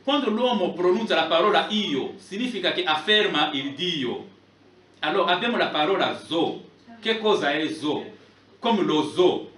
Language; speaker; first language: Italian; non-native, fluent; Lingala